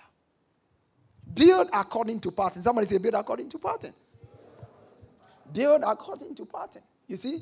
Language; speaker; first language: English; non-native, local second language; Akan